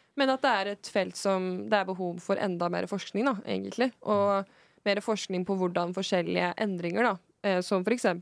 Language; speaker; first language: Norwegian; native; Norwegian